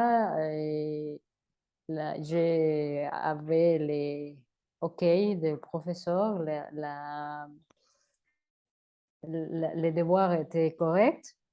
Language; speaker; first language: French; non-native, learner; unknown